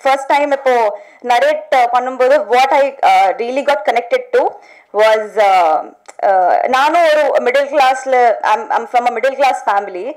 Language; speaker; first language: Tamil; non-native, learner; Telugu